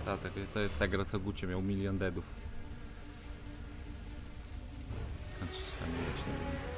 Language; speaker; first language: Polish; native; Polish